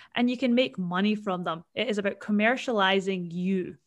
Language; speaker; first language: English; native; English